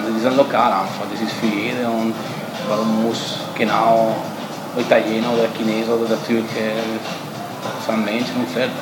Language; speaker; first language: German; non-native, fluent; Italian